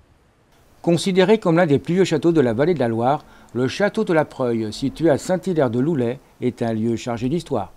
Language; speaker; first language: French; native; French